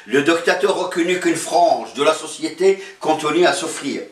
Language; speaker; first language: French; non-native, local second language; Arabic